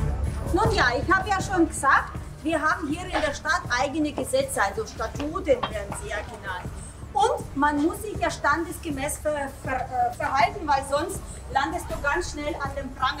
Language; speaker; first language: German; native; German